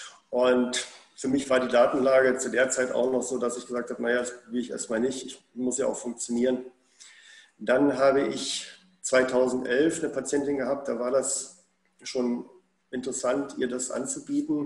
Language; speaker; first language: German; native; German